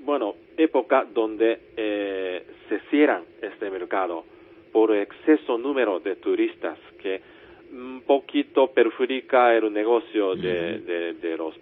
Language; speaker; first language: Spanish; non-native, fluent; Japanese